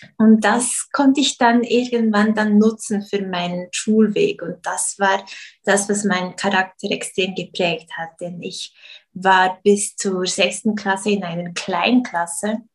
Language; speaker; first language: German; early bilingual, other home language; Portuguese